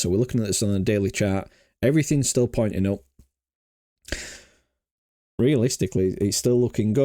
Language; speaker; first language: English; native; English